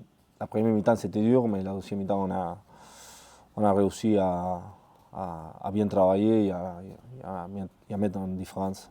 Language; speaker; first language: French; non-native, fluent; Spanish